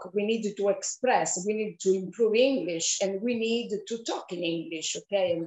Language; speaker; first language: English; non-native, fluent; Italian